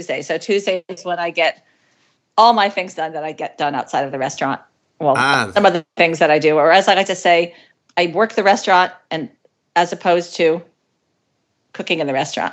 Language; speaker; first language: English; native; English